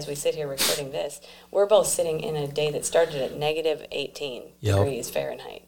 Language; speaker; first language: English; native; English